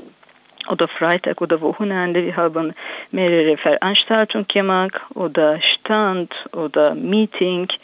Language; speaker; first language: German; non-native, learner; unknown